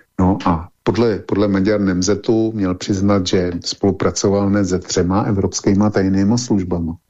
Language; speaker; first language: Czech; native; Czech